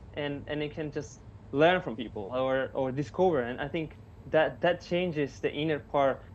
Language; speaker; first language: English; non-native, fluent; Italian